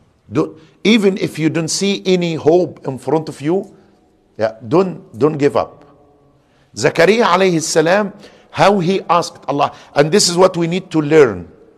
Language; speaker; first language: English; non-native, fluent; Arabic